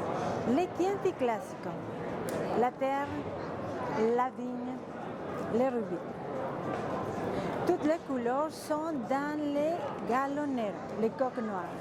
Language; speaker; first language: French; non-native, fluent; Spanish